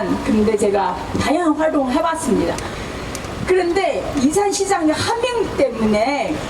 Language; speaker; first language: Korean; non-native, fluent; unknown